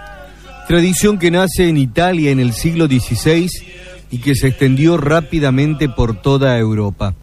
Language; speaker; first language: Spanish; native; Spanish